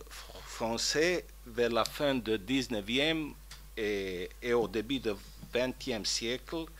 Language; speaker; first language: French; non-native, fluent; Croatian